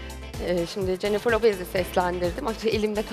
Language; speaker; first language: Turkish; native; Turkish